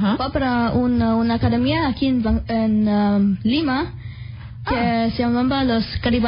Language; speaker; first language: Spanish; early bilingual, heritage; Spanish